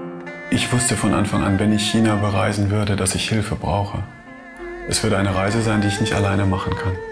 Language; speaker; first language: German; native; German